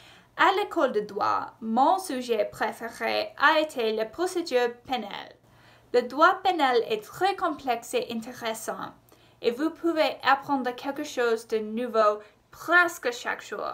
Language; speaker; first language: French; non-native, local second language; English